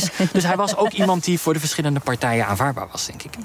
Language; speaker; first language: Dutch; native; Dutch